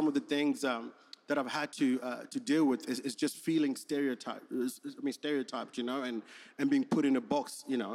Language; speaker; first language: English; non-native, local second language; Shona